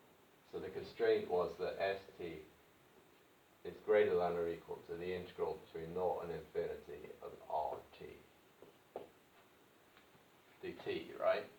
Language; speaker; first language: English; native; English